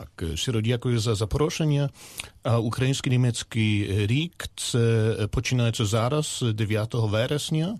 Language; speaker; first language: Ukrainian; non-native, learner; German